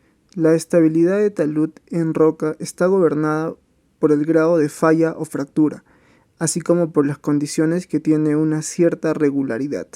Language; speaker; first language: Spanish; native; Spanish